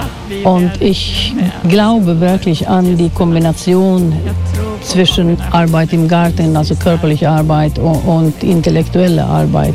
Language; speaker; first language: German; non-native, fluent; Swedish